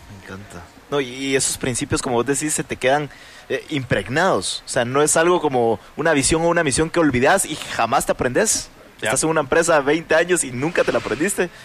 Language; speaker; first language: Spanish; native; Spanish